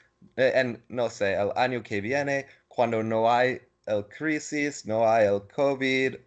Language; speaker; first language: Spanish; non-native, learner; English